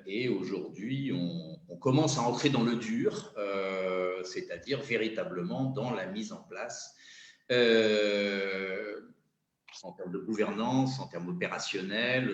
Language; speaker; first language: French; native; French